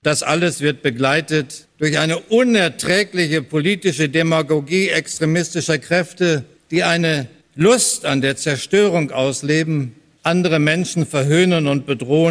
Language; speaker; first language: German; native; German